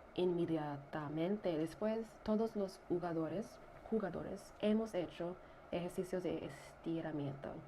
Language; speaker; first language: Spanish; non-native, learner; English